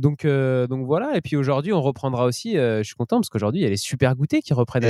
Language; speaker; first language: French; native; French